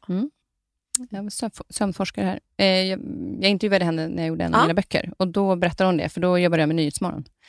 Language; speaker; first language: Swedish; native; Swedish